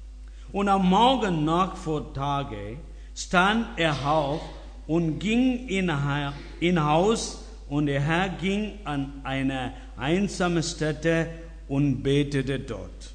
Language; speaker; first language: German; non-native, learner; Tamil